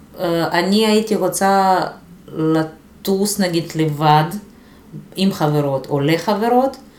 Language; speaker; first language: Hebrew; non-native, fluent; Russian